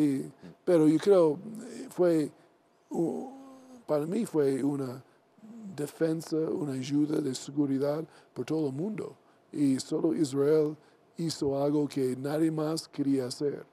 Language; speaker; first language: Spanish; non-native, learner; English